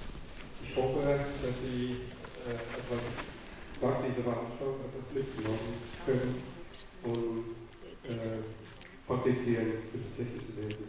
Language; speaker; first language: German; non-native, fluent; Vietnamese